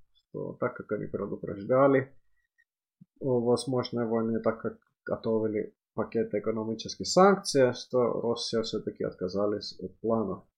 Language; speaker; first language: Russian; non-native, fluent; Finnish